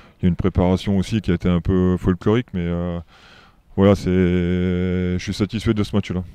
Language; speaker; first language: French; native; French